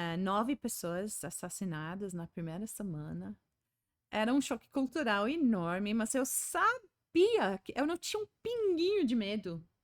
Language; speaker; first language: Portuguese; non-native, fluent; English